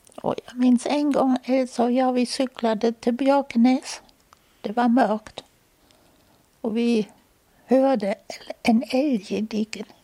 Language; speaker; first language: Swedish; non-native, fluent; German